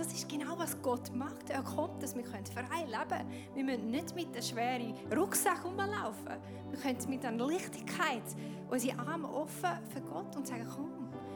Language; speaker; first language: German; non-native, fluent; English